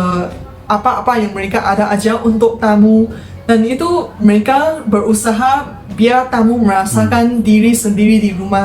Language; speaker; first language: Indonesian; non-native, fluent; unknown